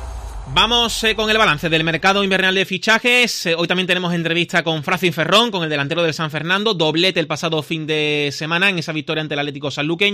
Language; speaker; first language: Spanish; native; Spanish